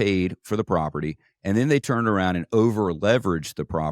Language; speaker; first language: English; native; English